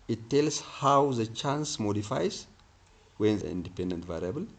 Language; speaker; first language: English; non-native, local second language; Amharic